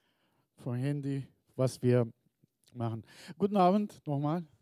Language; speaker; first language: German; non-native, learner; Turkish